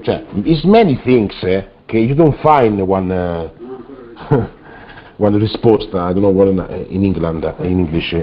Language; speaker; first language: English; non-native, learner; Italian